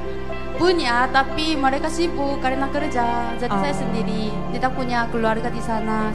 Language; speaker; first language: Indonesian; non-native, fluent; Korean